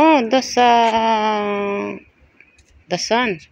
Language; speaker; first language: English; non-native, learner; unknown